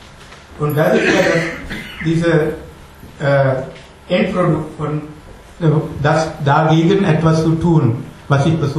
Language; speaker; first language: German; non-native, learner; Sinhala